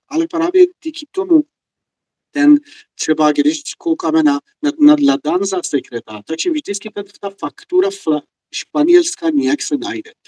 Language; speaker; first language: Czech; non-native, fluent; Persian